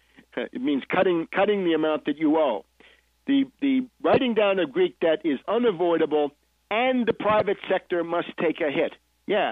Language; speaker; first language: English; native; English